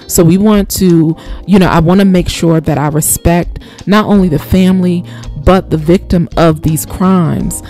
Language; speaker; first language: English; native; English